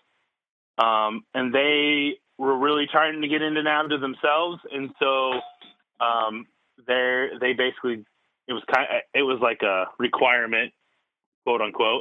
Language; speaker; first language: English; native; English